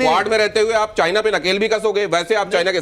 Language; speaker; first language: Hindi; native; Hindi